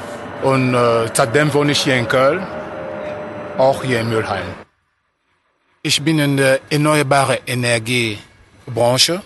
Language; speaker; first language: German; non-native, fluent; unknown